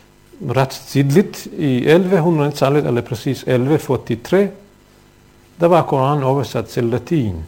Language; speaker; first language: Danish; non-native, fluent; Bosnian